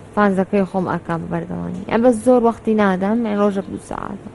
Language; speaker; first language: Central Kurdish; non-native, local second language; Arabic